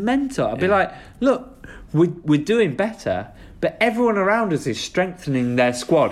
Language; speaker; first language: English; native; English